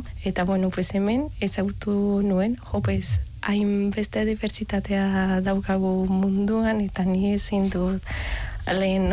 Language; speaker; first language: Basque; non-native, learner; Spanish